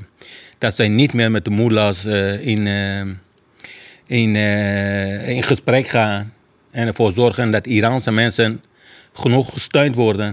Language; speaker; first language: Dutch; non-native, fluent; Persian